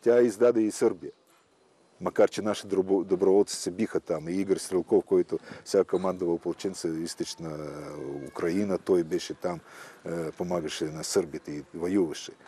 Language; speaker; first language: Bulgarian; non-native, fluent; Russian